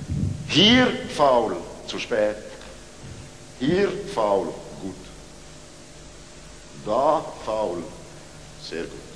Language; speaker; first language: German; non-native, fluent; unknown